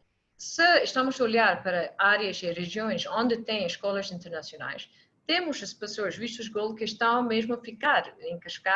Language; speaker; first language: Portuguese; non-native, fluent; English